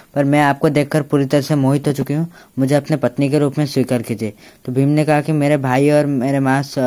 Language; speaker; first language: Hindi; native; Hindi